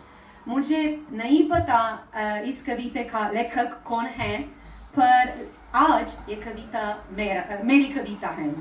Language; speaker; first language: Hindi; non-native, fluent; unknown